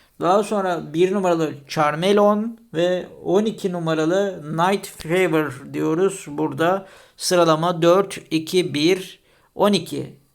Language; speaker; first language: Turkish; native; Turkish